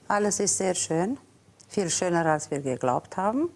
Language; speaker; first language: German; non-native, fluent; Romanian